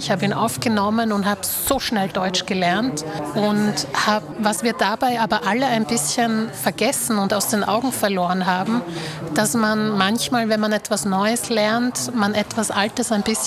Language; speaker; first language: German; early bilingual, other home language; Slovak